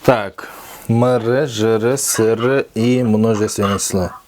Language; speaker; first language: Russian; non-native, local second language; Kyrgyz